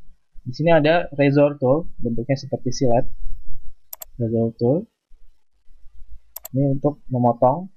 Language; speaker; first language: Indonesian; native; Indonesian